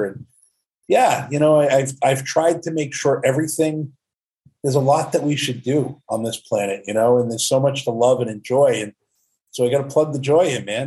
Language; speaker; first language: English; native; English